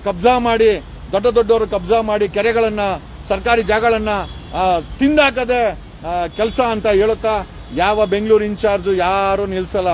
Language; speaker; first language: Kannada; native; Kannada